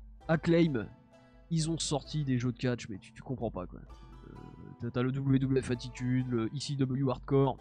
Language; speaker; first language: French; native; French